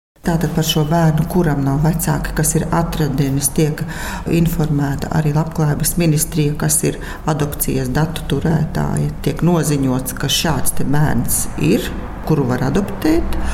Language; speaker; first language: Latvian; native; Latvian